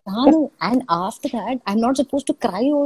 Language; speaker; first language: Telugu; non-native, fluent; Malayalam